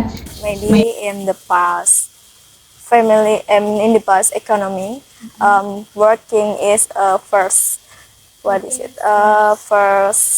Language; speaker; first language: English; non-native, learner; Indonesian